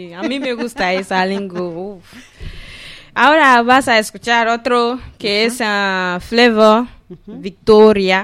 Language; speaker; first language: Spanish; non-native, learner; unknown